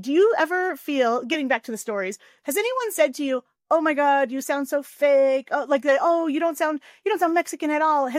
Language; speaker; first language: English; native; English